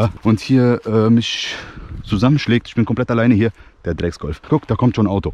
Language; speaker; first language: German; early bilingual, other home language; Bosnian